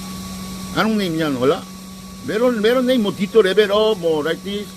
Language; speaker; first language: Filipino; non-native, learner; Korean